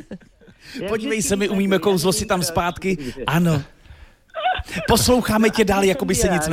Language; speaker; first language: Czech; native; Czech